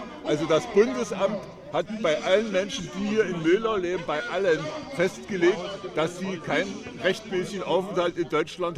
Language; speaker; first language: German; native; German